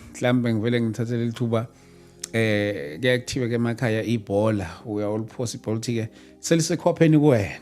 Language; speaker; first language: Zulu; native; Zulu